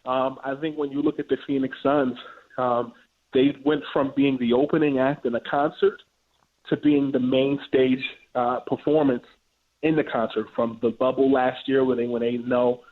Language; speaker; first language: English; native; English